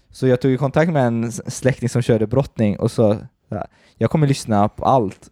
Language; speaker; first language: Swedish; early bilingual, other home language; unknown